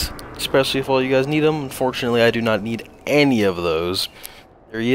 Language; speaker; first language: English; native; English